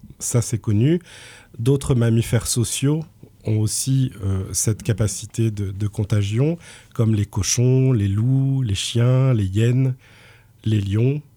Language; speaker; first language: French; native; French